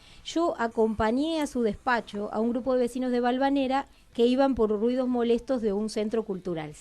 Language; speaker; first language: Spanish; native; Spanish